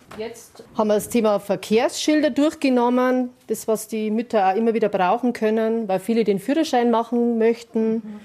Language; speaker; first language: German; native; German